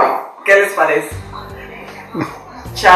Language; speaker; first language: Spanish; native; Spanish